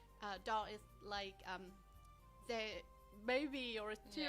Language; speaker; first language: English; non-native, learner; Vietnamese